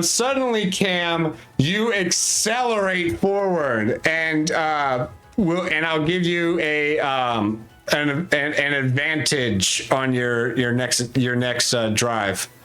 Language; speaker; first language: English; native; English